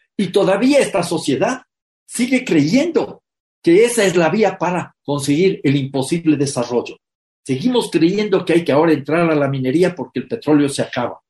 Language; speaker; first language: Spanish; native; Spanish